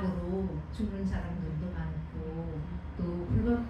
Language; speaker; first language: Korean; non-native, fluent; Nepali